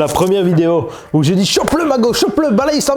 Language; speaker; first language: French; native; French